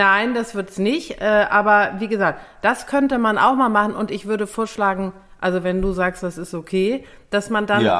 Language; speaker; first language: German; native; German